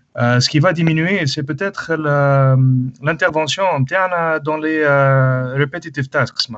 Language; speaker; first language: French; non-native, local second language; Arabic